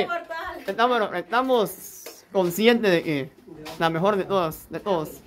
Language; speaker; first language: Spanish; native; Spanish